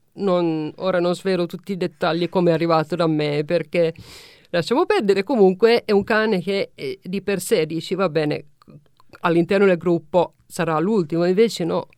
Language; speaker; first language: Italian; non-native, fluent; Finnish